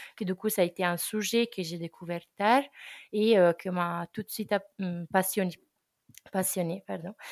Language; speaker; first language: French; non-native, fluent; Italian